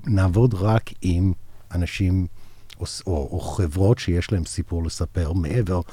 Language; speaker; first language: Hebrew; non-native, fluent; English